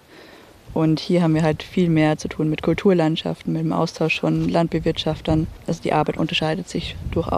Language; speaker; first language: German; native; German